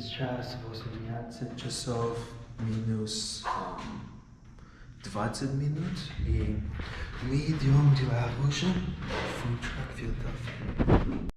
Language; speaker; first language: Russian; non-native, learner; English